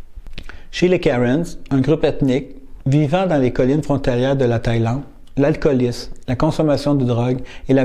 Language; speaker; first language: French; native; French